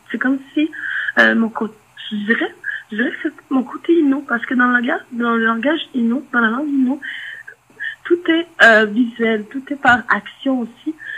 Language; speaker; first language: French; non-native, local second language; Innu-aimun